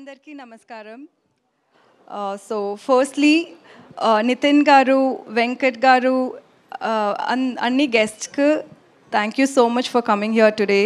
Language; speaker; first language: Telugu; non-native, learner; Tamil